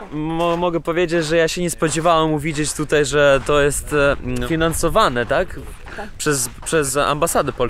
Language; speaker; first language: Polish; non-native, learner; Russian